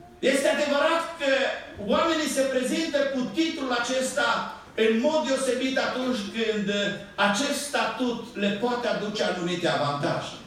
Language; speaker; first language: Romanian; native; Romanian